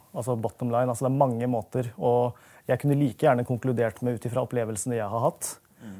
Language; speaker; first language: Norwegian; early bilingual, other home language; Urdu